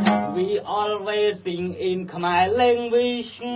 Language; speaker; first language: English; non-native, learner; Khmer